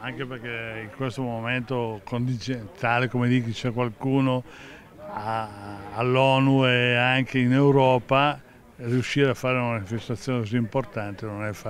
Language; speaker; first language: Italian; native; Italian